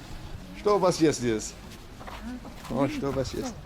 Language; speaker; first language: Russian; non-native, learner; English